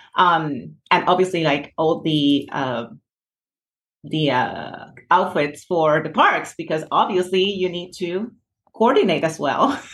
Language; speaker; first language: English; non-native, fluent; Spanish